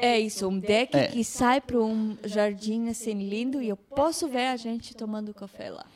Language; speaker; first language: Portuguese; non-native, fluent; Hebrew